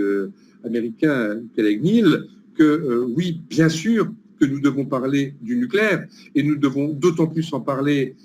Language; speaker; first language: French; native; French